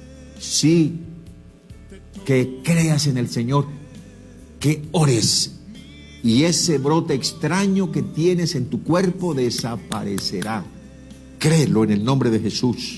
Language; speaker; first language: Spanish; native; Spanish